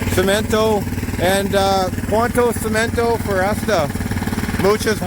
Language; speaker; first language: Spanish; non-native, learner; English